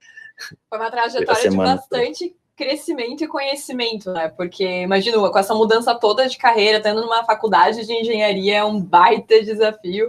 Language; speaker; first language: Portuguese; native; Portuguese